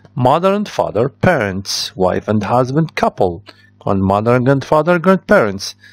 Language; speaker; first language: English; non-native, fluent; Arabic